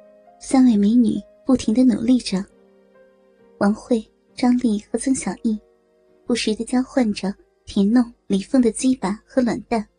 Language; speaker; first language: Chinese; native; Chinese